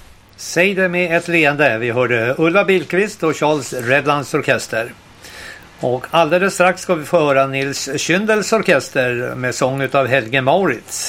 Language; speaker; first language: Swedish; native; Swedish